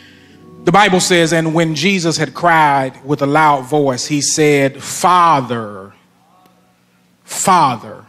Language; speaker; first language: English; native; English